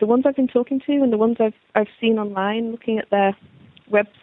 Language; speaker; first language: English; native; English